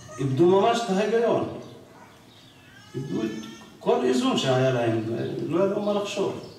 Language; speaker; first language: Hebrew; non-native, local second language; Arabic